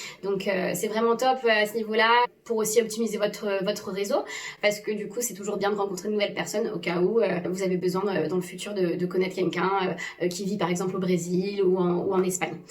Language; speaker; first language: French; native; French